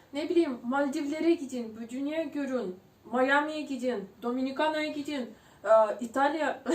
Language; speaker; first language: Turkish; non-native, fluent; Ukrainian